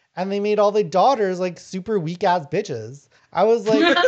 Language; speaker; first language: English; non-native, fluent; Lao